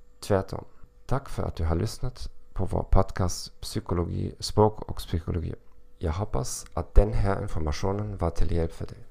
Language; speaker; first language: Swedish; non-native, learner; German